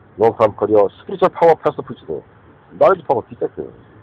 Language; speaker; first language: English; non-native, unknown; Korean